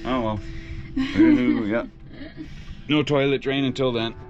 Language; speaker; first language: English; native; English